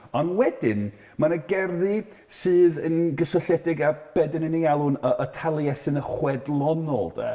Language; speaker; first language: Welsh; native; Welsh